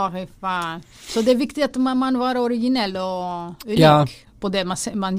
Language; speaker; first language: Swedish; non-native, fluent; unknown